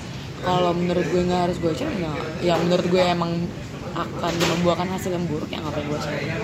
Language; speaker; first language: Indonesian; native; Indonesian